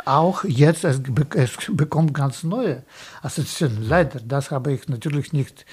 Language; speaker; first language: German; non-native, fluent; Russian